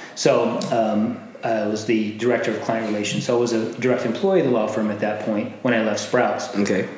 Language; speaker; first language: English; native; English